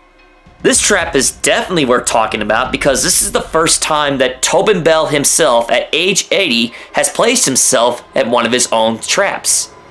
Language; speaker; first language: English; native; English